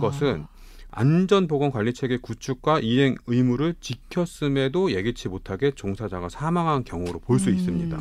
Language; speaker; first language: Korean; native; Korean